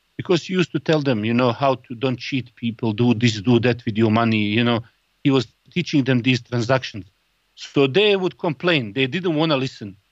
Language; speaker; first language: English; non-native, fluent; Bosnian